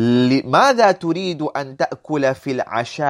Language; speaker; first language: Arabic; non-native, fluent; English